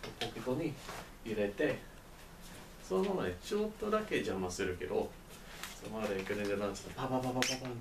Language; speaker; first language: Japanese; non-native, learner; English